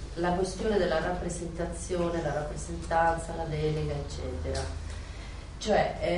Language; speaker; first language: Italian; non-native, fluent; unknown